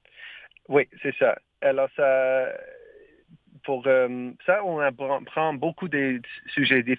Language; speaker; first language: French; non-native, learner; English